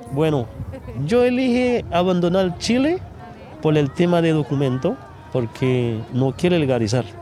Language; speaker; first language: Spanish; non-native, learner; Haitian Creole